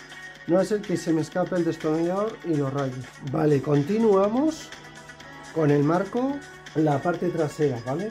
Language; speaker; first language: Spanish; native; Spanish